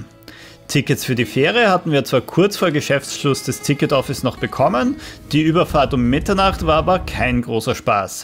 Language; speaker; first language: German; native; German